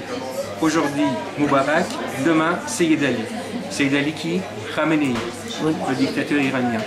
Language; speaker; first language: French; non-native, fluent; Persian